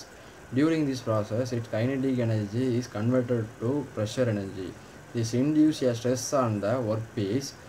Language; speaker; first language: English; non-native, local second language; Tamil